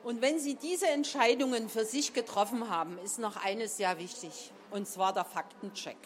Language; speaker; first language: German; native; German